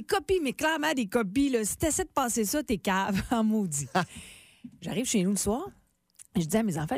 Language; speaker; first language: French; native; French